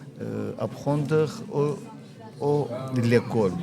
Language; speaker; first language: French; non-native, learner; Armenian